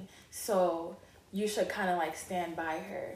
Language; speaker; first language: English; non-native, local second language; Akan